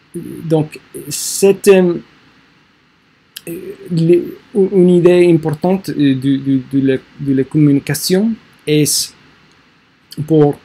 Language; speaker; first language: French; non-native, learner; English